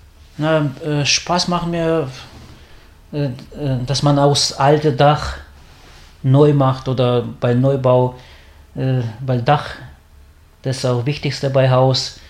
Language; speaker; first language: German; non-native, fluent; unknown